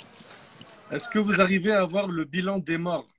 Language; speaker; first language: French; native; French